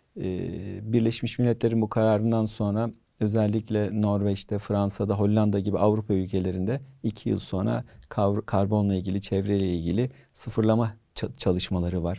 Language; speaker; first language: Turkish; native; Turkish